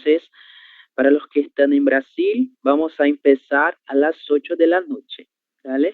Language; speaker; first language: Spanish; non-native, learner; Portuguese